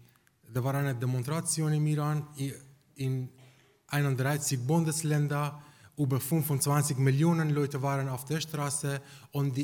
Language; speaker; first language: German; non-native, fluent; Persian